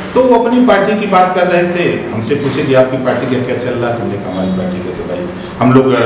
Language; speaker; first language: Hindi; native; Hindi